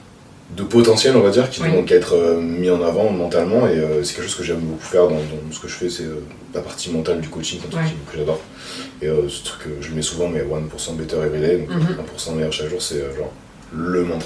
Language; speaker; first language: French; native; French